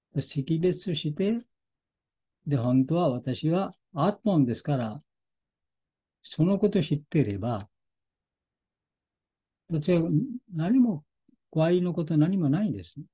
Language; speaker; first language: Japanese; non-native, fluent; Bangla